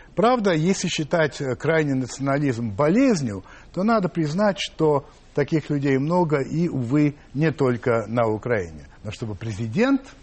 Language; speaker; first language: Russian; non-native, fluent; French